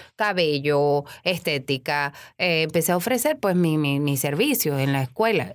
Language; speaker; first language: Spanish; native; Spanish